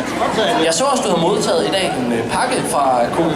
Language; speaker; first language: Danish; native; Danish